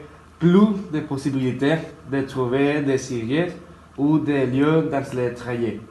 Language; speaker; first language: French; non-native, learner; Spanish